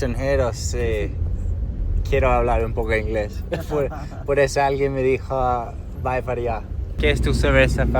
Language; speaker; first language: Spanish; non-native, learner; English